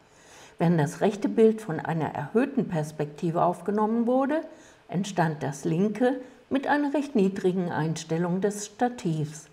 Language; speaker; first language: German; native; German